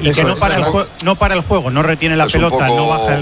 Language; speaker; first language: Spanish; native; Spanish